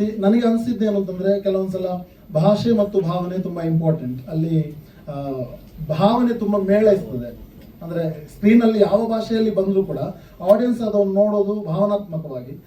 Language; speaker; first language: Kannada; non-native, local second language; Tulu